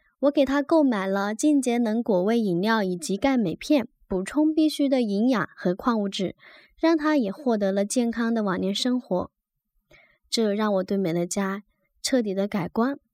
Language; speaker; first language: Chinese; native; Chinese